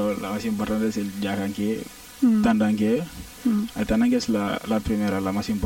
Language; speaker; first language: Spanish; non-native, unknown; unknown